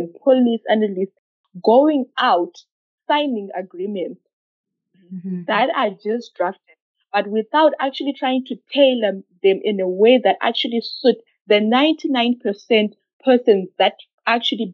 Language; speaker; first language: English; non-native, local second language; Shona